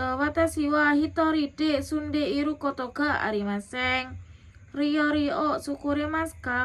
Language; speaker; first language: Japanese; non-native, learner; Indonesian